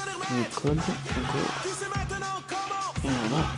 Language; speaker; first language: French; native; French